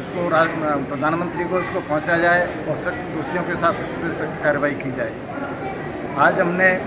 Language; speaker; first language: Hindi; native; Hindi